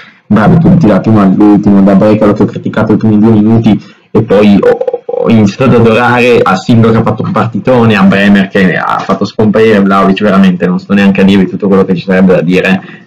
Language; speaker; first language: Italian; native; Italian